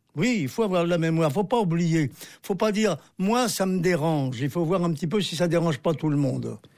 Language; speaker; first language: French; early bilingual, other home language; Armenian